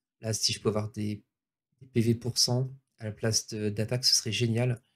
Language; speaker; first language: French; native; French